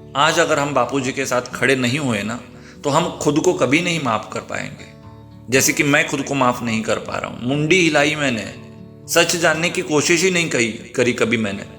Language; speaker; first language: Hindi; non-native, local second language; Marathi